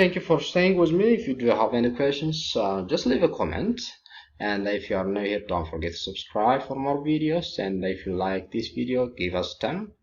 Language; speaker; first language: English; non-native, local second language; Amharic